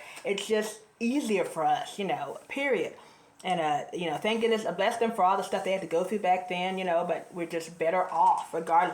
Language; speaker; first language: English; native; English